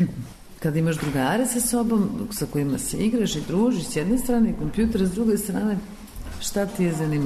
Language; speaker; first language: Serbian; native; Serbian